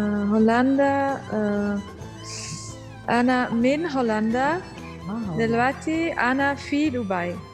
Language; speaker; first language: Arabic; non-native, learner; Dutch